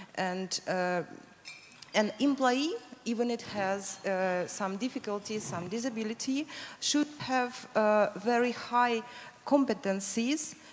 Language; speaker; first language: English; non-native, fluent; Russian